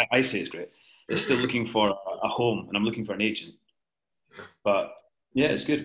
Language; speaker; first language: English; native; English